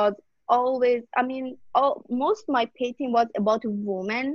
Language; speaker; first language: English; non-native, learner; Persian